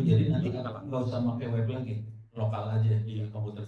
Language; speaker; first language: Indonesian; native; Indonesian